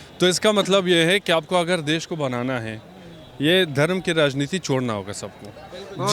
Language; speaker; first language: Hindi; non-native, fluent; Persian